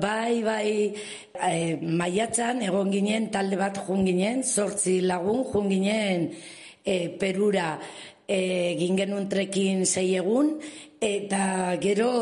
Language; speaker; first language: Basque; non-native, local second language; Spanish